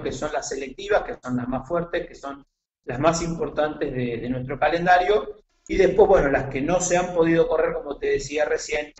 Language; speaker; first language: Spanish; native; Spanish